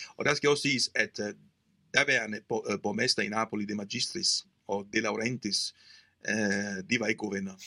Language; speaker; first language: Danish; non-native, fluent; Italian